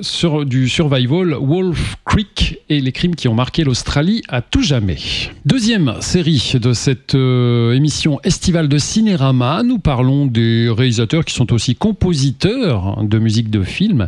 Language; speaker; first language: French; native; French